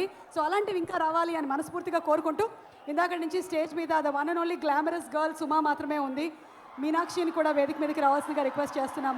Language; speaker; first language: Telugu; native; Telugu